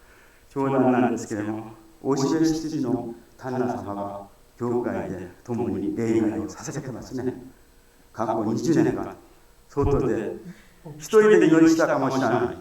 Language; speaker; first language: Japanese; non-native, fluent; Korean